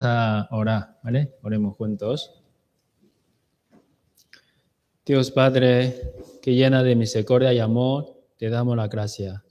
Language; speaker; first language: Spanish; non-native, learner; Chinese